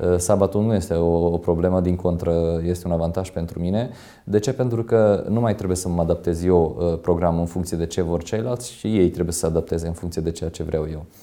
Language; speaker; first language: Romanian; non-native, local second language; Hungarian